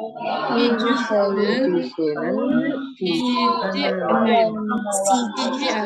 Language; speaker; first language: Korean; non-native, learner; Indonesian